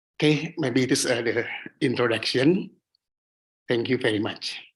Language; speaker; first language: English; non-native, learner; Indonesian